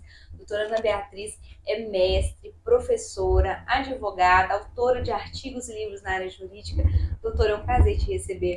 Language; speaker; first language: Portuguese; native; Portuguese